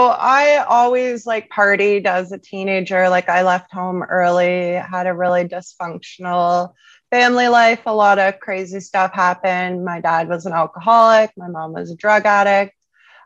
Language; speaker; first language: English; native; English